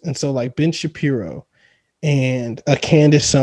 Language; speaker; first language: English; native; English